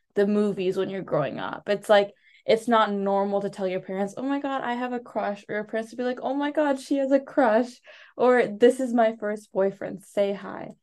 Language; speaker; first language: English; early bilingual, other home language; Telugu